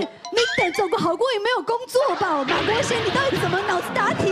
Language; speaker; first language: Chinese; native; Chinese